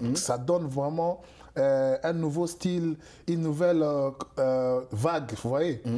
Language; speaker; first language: French; non-native, local second language; Lingala